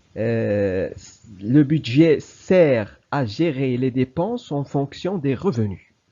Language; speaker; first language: French; non-native, local second language; Arabic